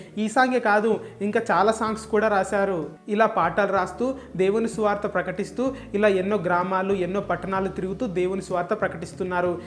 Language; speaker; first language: Telugu; native; Telugu